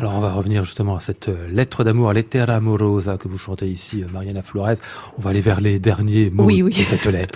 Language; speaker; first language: French; native; French